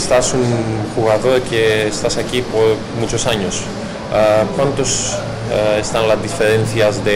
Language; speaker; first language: Spanish; non-native, learner; Greek